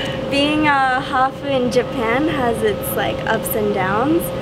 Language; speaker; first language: English; native; English